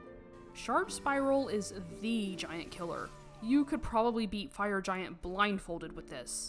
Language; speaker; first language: English; native; English